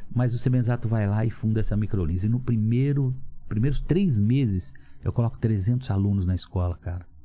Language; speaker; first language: Portuguese; native; Portuguese